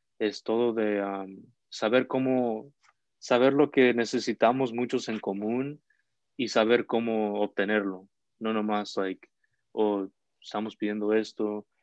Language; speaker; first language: Spanish; early bilingual, heritage; Spanish